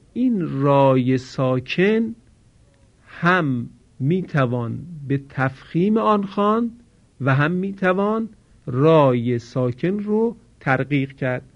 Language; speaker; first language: Persian; native; Persian